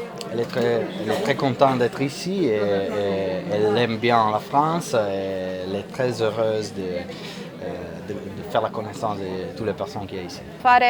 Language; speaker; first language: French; non-native, fluent; Italian